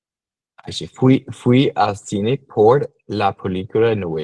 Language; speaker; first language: Spanish; non-native, learner; English